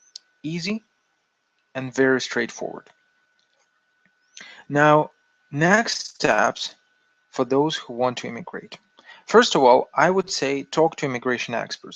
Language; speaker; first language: English; non-native, fluent; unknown